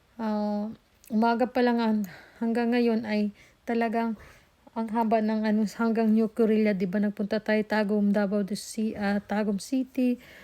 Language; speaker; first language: Filipino; non-native, local second language; Cebuano